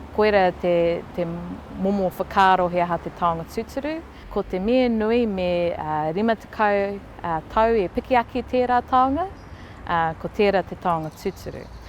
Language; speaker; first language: Māori; non-native, local second language; English